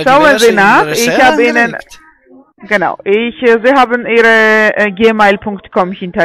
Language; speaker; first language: German; non-native, fluent; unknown